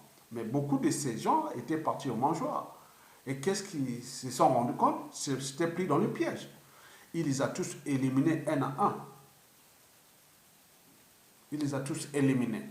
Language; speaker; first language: French; non-native, local second language; Lingala